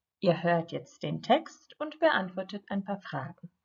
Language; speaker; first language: German; non-native, fluent; Croatian